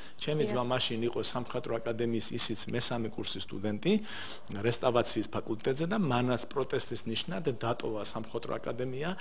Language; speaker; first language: Georgian; native; Georgian